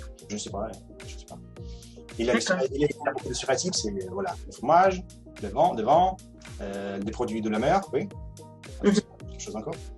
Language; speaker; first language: French; non-native, learner; Russian